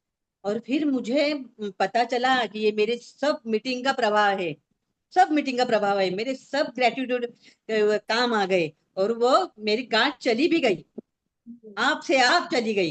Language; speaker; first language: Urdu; non-native, local second language; Marathi